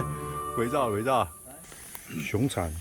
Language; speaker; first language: Chinese; native; Chinese